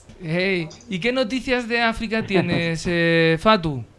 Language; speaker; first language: Spanish; native; Spanish